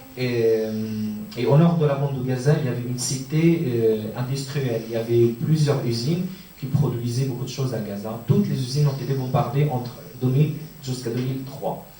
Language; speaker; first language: French; non-native, fluent; Arabic